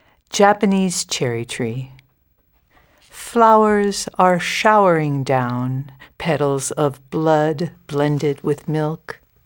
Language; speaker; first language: English; native; English